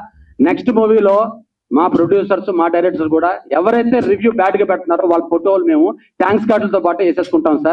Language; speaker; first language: Telugu; native; Telugu